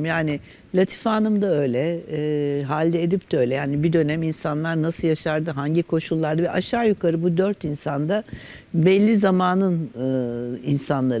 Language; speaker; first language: Turkish; native; Turkish